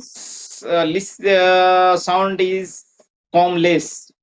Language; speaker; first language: English; non-native, learner; Maithili